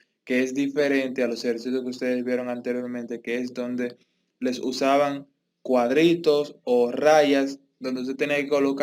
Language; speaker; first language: Spanish; native; Spanish